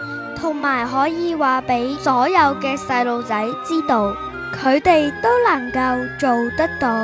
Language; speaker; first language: Cantonese; early bilingual, other home language; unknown